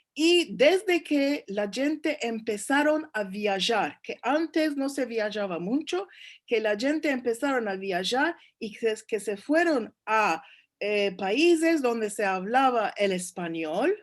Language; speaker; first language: Spanish; early bilingual, heritage; Turkish